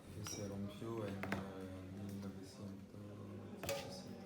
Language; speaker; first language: Spanish; non-native, learner; French